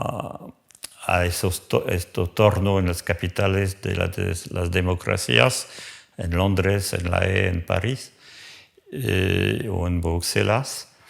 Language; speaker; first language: Spanish; non-native, fluent; French